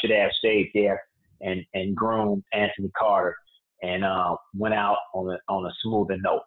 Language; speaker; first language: English; native; English